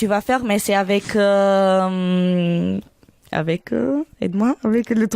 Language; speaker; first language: French; non-native, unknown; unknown